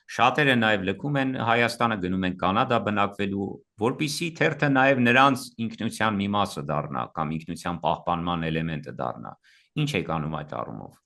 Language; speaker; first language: Armenian; native; Armenian